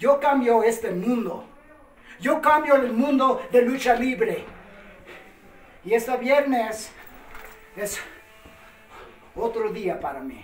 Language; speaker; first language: Spanish; non-native, fluent; English